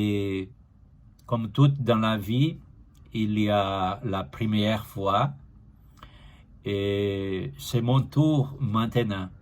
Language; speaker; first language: French; non-native, learner; Portuguese